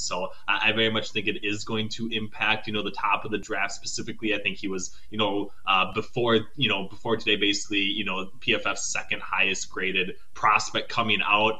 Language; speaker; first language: English; native; English